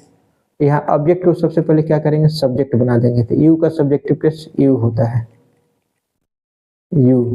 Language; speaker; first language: Hindi; native; Hindi